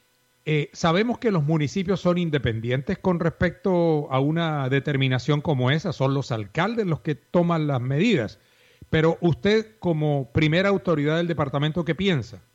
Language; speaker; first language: Spanish; native; Spanish